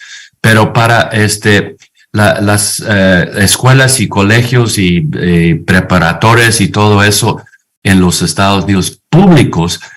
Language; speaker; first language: Spanish; non-native, fluent; English